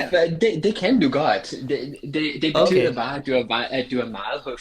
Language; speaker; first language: Danish; non-native, fluent; English